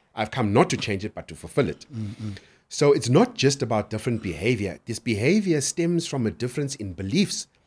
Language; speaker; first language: English; native; English